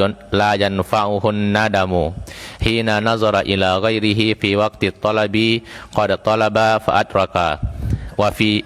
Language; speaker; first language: Arabic; non-native, fluent; Indonesian